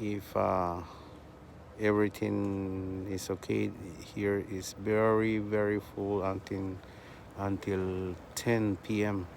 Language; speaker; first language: English; non-native, learner; Spanish